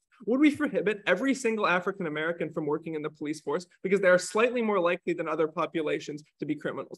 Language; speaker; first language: English; native; English